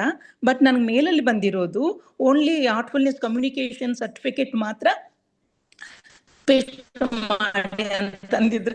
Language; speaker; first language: Kannada; non-native, local second language; Telugu